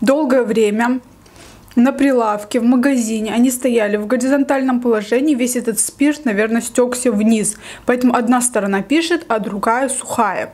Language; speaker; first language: Russian; native; Russian